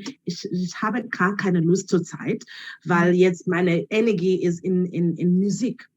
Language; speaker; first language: German; non-native, learner; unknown